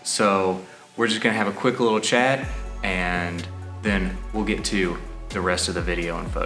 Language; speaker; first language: English; native; English